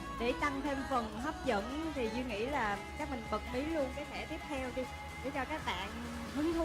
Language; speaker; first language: Vietnamese; native; Vietnamese